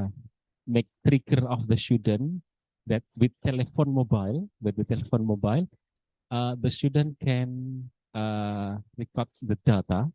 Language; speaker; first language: English; non-native, learner; Indonesian